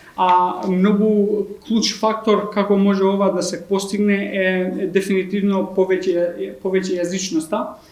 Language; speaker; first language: Macedonian; non-native, local second language; Albanian